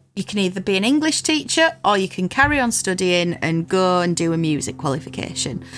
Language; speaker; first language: English; native; English